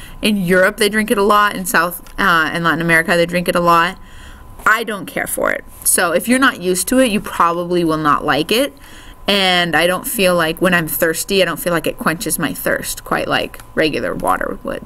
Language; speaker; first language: English; native; English